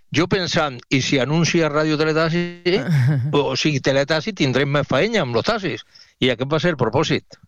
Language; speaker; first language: Catalan; non-native, local second language; Spanish